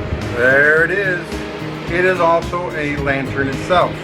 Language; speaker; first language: English; native; English